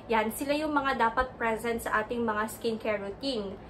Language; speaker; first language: Filipino; native; Filipino